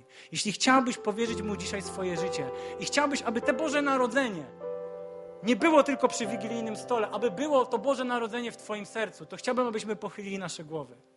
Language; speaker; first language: Polish; native; Polish